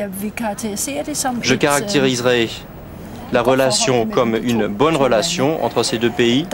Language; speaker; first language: French; non-native, fluent; Kalaallisut